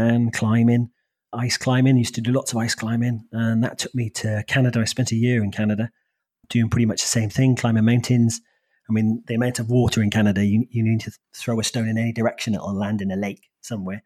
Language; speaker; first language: English; native; English